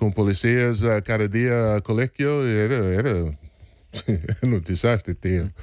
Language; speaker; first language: Spanish; non-native, fluent; English